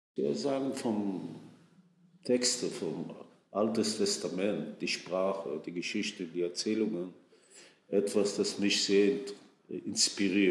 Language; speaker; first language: German; non-native, fluent; Hebrew